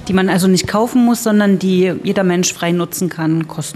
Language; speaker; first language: German; native; German